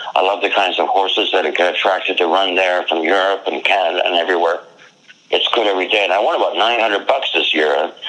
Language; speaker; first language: English; native; English